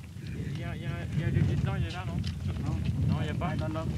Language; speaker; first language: French; native; French